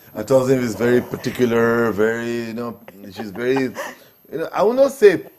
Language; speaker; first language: English; non-native, local second language; Nepali